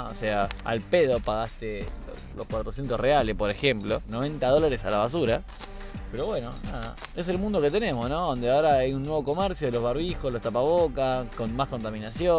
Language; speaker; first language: Spanish; native; Spanish